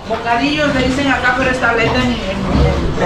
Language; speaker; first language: Spanish; native; Spanish